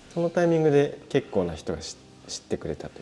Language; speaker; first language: Japanese; native; Japanese